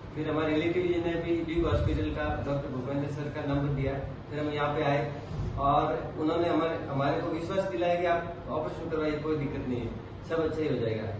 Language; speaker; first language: Hindi; native; Hindi